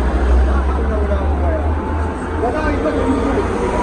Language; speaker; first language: Arabic; non-native, learner; Urdu